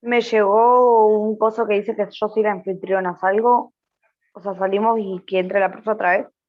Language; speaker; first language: Spanish; native; Spanish